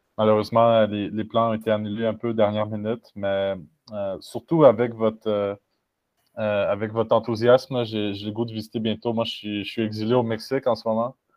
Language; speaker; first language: French; native; French